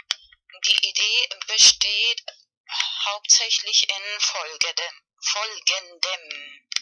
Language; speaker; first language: German; non-native, learner; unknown